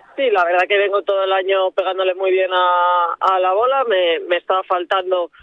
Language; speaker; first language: Spanish; native; Spanish